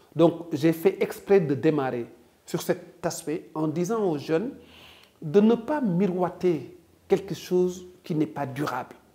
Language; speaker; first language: French; non-native, local second language; Wolof